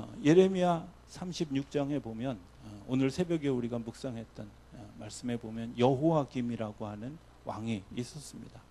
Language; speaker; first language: Korean; native; Korean